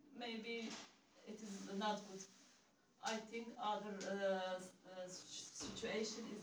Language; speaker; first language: English; non-native, learner; Turkish